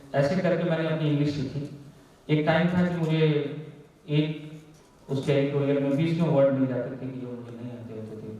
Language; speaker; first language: Hindi; non-native, local second language; Maithili